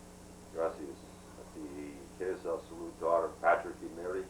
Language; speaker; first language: Spanish; non-native, learner; English